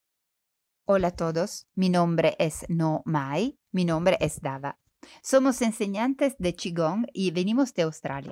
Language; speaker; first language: Spanish; non-native, learner; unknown